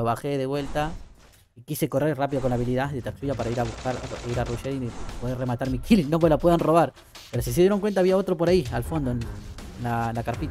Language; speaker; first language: Spanish; native; Spanish